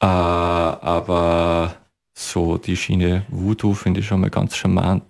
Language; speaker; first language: German; native; German